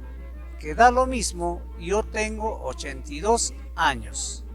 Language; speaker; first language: Spanish; non-native, local second language; Quechua